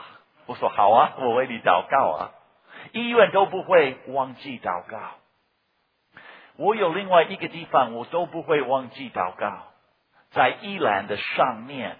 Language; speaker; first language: Chinese; non-native, fluent; English